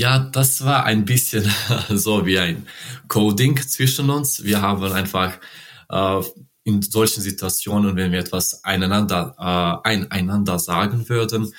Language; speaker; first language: German; non-native, learner; Serbian